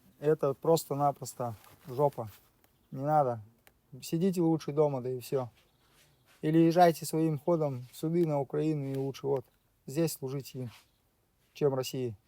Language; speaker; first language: Russian; native; Russian